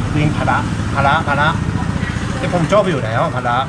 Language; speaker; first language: Thai; non-native, fluent; Japanese